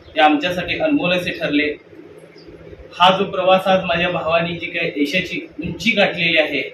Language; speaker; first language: Marathi; native; Marathi